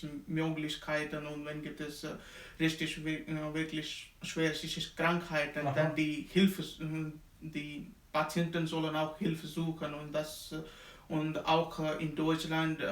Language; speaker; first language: German; non-native, learner; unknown